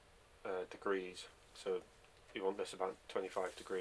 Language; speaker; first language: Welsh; non-native, learner; English